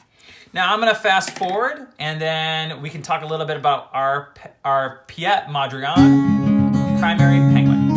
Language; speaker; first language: English; native; English